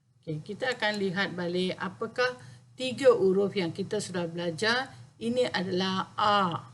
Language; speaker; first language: Malay; non-native, local second language; Tamil